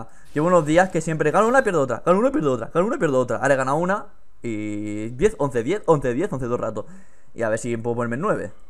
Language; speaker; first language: Spanish; native; Spanish